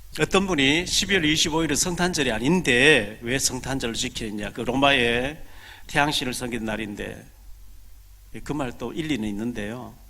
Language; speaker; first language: Korean; native; Korean